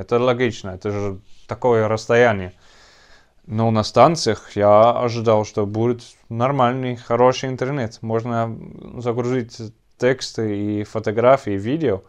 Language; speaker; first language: Russian; non-native, learner; Dutch